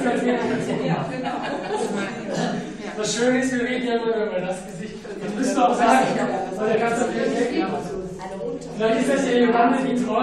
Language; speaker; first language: German; native; German